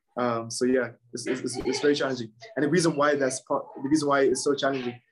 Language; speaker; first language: English; non-native, local second language; Shona